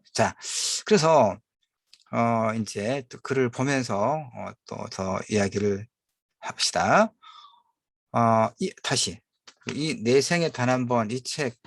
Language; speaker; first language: Korean; native; Korean